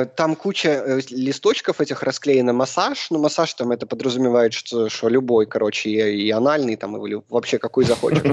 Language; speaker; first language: Russian; native; Russian